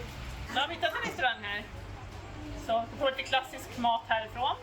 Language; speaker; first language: Swedish; native; Swedish